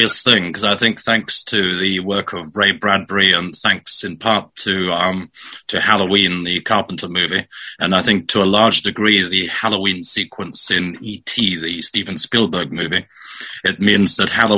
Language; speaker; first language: English; native; English